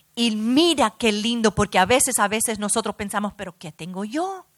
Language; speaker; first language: Spanish; early bilingual, heritage; Spanish